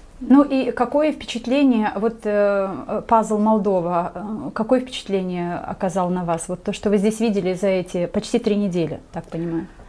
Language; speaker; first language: Russian; non-native, local second language; Gagauz